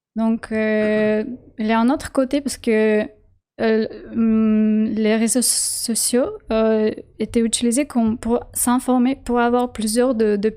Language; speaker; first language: French; non-native, learner; Russian